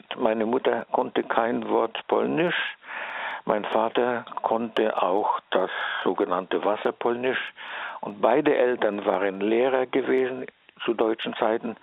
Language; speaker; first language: German; early bilingual, heritage; German